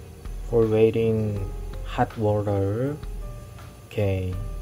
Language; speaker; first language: English; non-native, learner; Korean